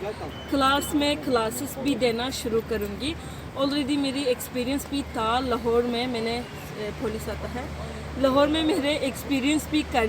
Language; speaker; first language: Hindi; non-native, fluent; Turkish